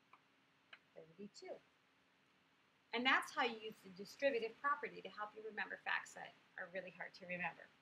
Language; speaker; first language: English; native; English